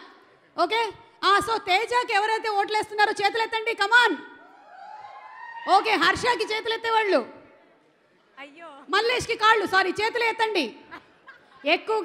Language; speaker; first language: Telugu; native; Telugu